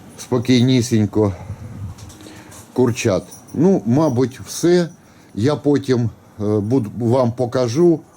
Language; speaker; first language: Ukrainian; non-native, local second language; Russian